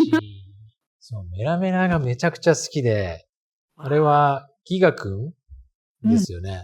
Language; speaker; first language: Japanese; native; Japanese